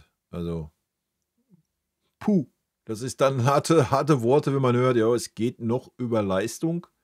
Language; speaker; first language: German; native; German